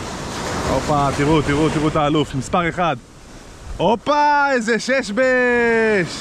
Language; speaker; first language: Hebrew; native; Hebrew